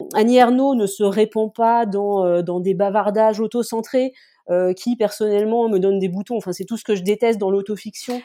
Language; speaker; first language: French; native; French